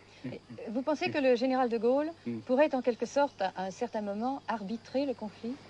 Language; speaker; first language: French; native; French